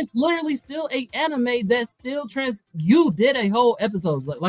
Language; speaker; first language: English; native; English